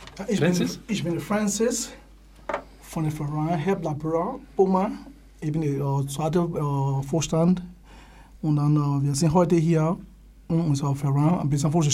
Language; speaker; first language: German; non-native, learner; English